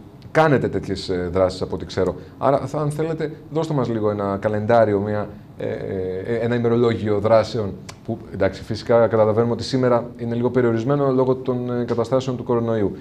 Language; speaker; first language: Greek; native; Greek